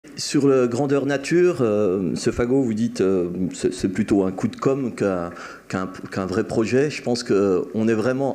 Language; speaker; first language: French; native; French